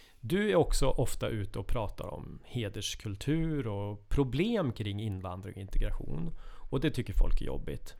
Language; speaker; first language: Swedish; native; Swedish